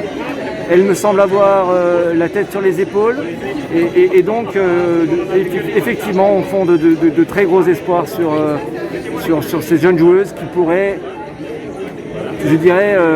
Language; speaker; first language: French; native; French